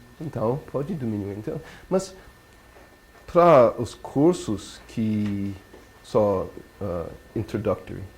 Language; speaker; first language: Portuguese; non-native, learner; English